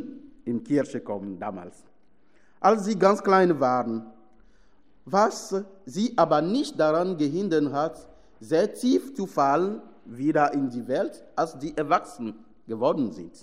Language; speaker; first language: German; non-native, fluent; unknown